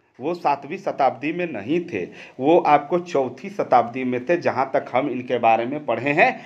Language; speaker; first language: Hindi; native; Hindi